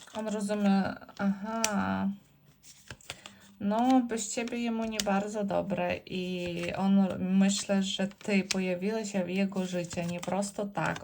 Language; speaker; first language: Polish; non-native, learner; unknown